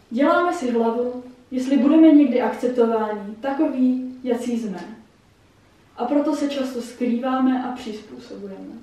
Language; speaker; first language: Czech; early bilingual, heritage; Czech